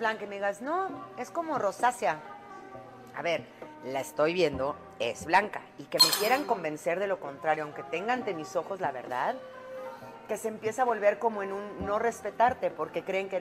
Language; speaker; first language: Spanish; early bilingual, other home language; Romanian